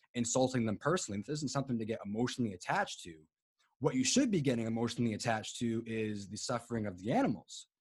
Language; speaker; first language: English; native; English